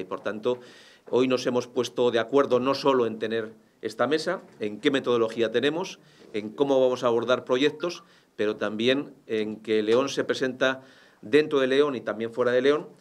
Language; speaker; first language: Spanish; native; Spanish